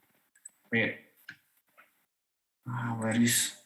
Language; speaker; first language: English; non-native, learner; Indonesian